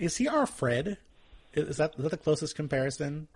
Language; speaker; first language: English; native; English